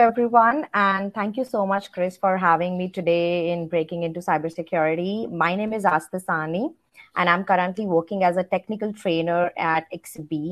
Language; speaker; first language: English; non-native, local second language; Hindi